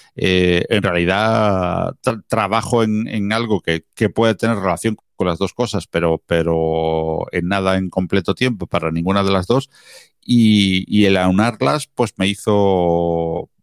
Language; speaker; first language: Spanish; native; Spanish